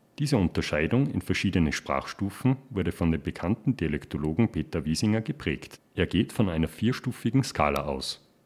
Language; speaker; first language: German; native; German